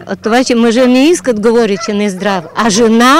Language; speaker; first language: Bulgarian; non-native, learner; Russian